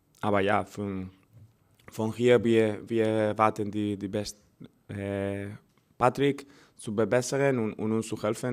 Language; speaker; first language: German; non-native, learner; Spanish